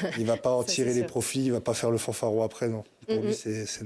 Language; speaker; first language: French; native; French